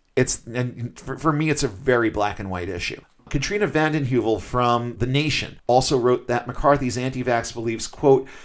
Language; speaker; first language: English; native; English